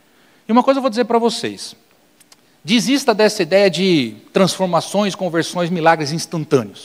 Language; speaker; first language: Portuguese; native; Portuguese